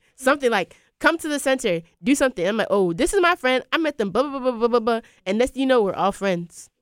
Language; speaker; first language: English; early bilingual, other home language; Akan